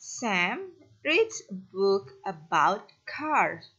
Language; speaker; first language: English; non-native, fluent; Indonesian